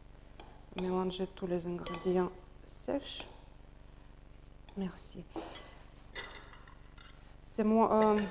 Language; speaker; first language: French; non-native, learner; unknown